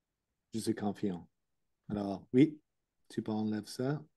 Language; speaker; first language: French; non-native, learner; English